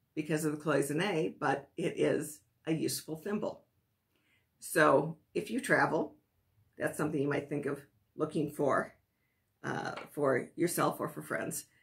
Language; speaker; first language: English; native; English